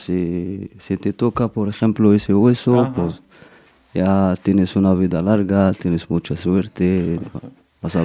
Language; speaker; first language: Spanish; non-native, fluent; Berber languages